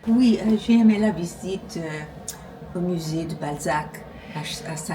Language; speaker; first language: French; non-native, fluent; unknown